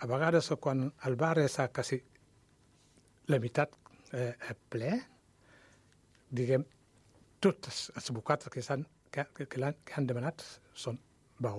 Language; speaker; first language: Catalan; non-native, learner; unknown